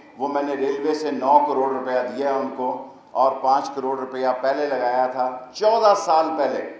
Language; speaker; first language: Urdu; non-native, local second language; Punjabi